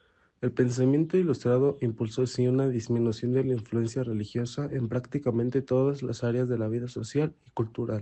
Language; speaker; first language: Spanish; native; Spanish